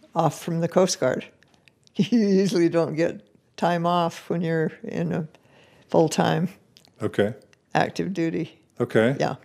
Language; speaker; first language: English; native; English